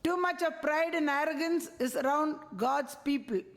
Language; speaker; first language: English; non-native, local second language; Tamil